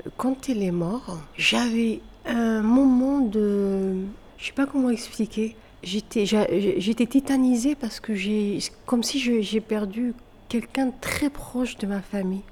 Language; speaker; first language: French; non-native, local second language; Arabic